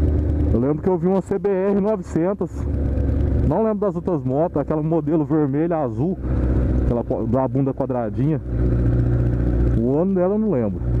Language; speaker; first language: Portuguese; native; Portuguese